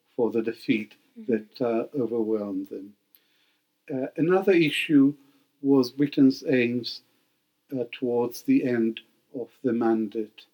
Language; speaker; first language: English; non-native, fluent; Hebrew